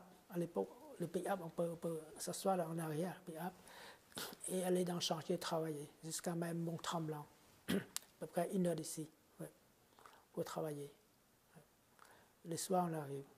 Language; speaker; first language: French; non-native, fluent; Khmer